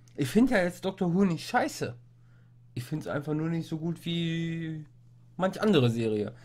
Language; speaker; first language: German; non-native, fluent; English